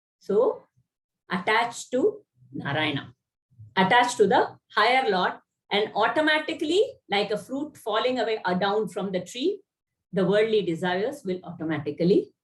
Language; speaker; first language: English; non-native, local second language; Kannada